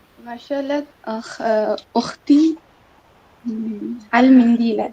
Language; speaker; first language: Arabic; non-native, learner; Tamil